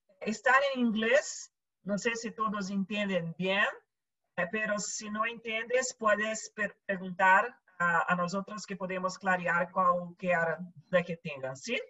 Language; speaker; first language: Spanish; non-native, local second language; Portuguese